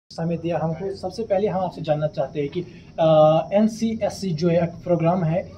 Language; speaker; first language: Hindi; non-native, local second language; Kashmiri